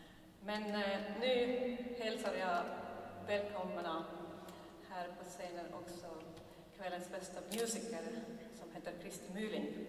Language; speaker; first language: Swedish; non-native, fluent; Estonian